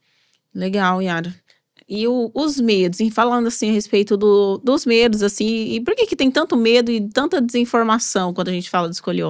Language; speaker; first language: Portuguese; native; Portuguese